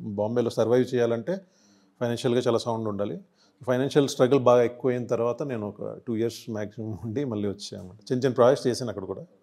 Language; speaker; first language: Telugu; non-native, local second language; Hindi